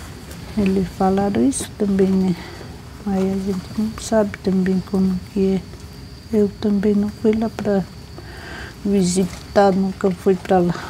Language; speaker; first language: Portuguese; non-native, local second language; Guarani